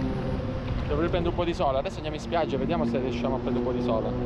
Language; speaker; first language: Italian; native; Italian